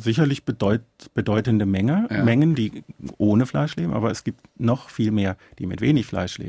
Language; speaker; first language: German; native; German